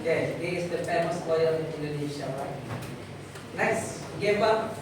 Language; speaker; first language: English; non-native, fluent; Indonesian